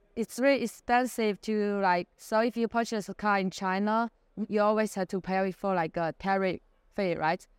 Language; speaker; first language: English; non-native, fluent; Chinese